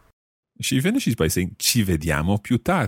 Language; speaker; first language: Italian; non-native, fluent; English